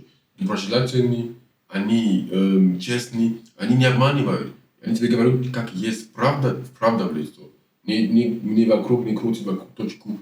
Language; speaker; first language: Russian; non-native, fluent; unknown